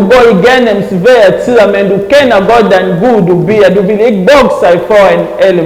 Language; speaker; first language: Danish; non-native, fluent; French